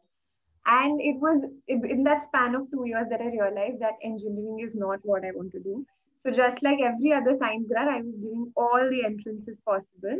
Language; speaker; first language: English; non-native, local second language; Hindi